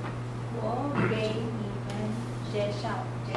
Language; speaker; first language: Chinese; non-native, learner; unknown